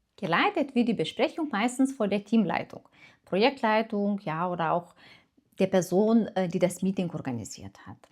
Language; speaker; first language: German; non-native, fluent; Lithuanian